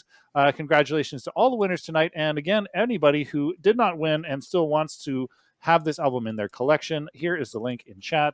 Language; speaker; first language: English; native; English